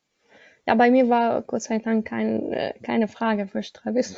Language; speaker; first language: German; non-native, learner; Arabic